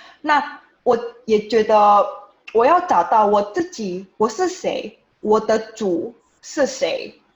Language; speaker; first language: Chinese; non-native, fluent; Indonesian